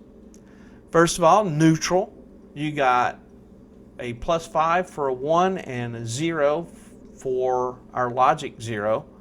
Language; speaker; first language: English; native; English